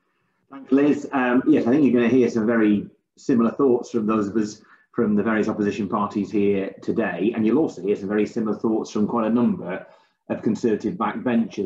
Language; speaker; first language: English; native; English